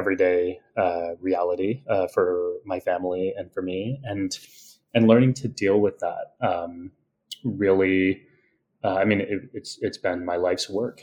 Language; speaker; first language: English; native; English